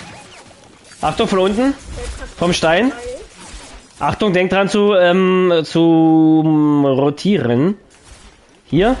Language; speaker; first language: German; native; German